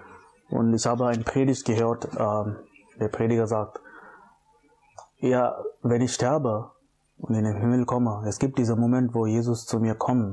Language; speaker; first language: German; non-native, fluent; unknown